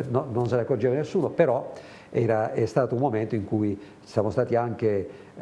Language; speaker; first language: Italian; native; Italian